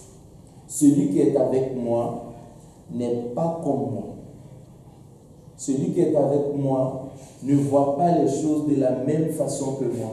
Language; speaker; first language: French; non-native, local second language; Dyula